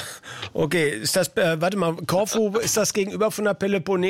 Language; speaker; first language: German; native; German